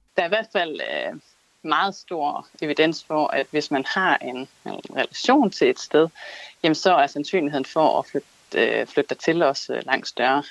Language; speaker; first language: Danish; native; Danish